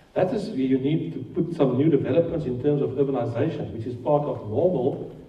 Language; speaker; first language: English; non-native, local second language; Afrikaans